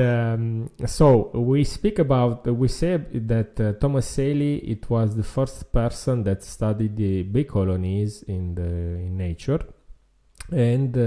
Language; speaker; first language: English; non-native, fluent; Italian